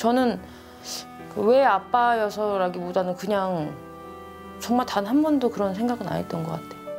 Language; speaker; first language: Korean; native; Korean